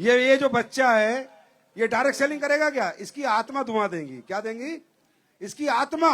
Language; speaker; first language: Hindi; native; Hindi